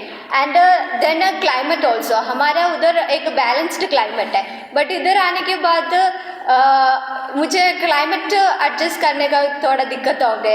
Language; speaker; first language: Hindi; non-native, local second language; Malayalam